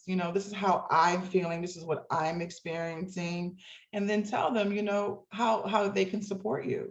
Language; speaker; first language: English; native; English